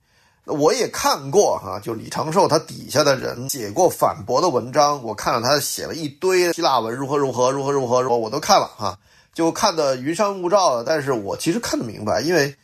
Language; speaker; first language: Chinese; native; Chinese